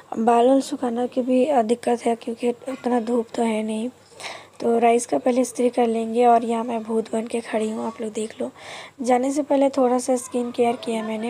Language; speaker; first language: Hindi; non-native, local second language; Bangla